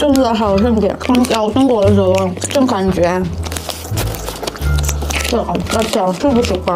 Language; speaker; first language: Chinese; non-native, learner; Korean